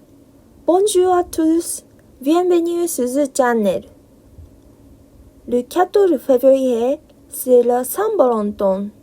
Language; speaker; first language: French; non-native, learner; Japanese